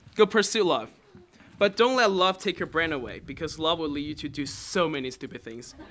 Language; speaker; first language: English; non-native, fluent; Chinese